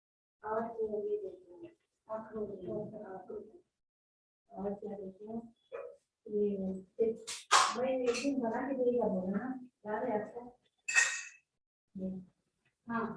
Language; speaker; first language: Hindi; non-native, local second language; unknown